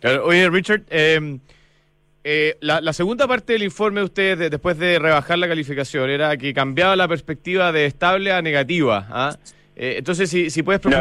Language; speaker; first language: Spanish; native; Spanish